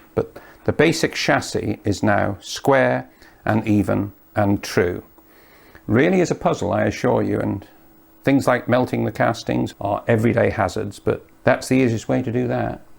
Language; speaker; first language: English; native; English